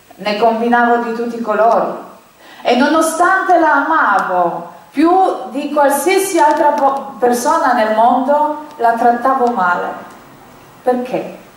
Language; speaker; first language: Italian; non-native, fluent; Polish